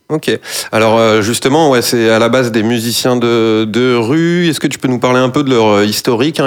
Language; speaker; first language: French; native; French